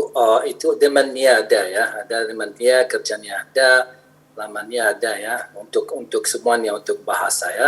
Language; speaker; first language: Indonesian; non-native, fluent; Arabic